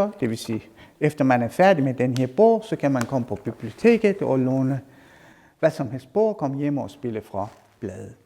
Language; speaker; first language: Danish; non-native, fluent; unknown